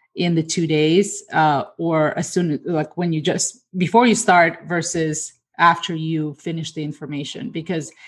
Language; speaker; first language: English; early bilingual, other home language; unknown